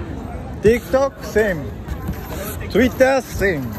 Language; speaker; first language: English; non-native, learner; Japanese